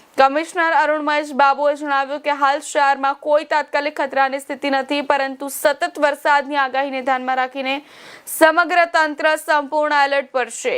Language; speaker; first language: Gujarati; native; Gujarati